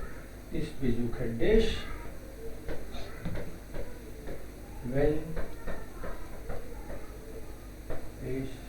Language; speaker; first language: German; non-native, fluent; Hindi